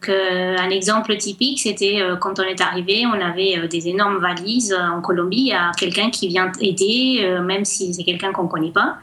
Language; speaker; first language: French; non-native, fluent; Spanish